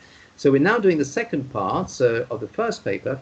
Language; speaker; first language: English; non-native, fluent; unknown